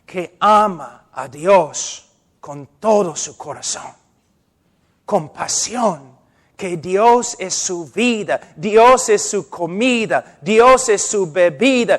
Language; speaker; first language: Spanish; non-native, fluent; English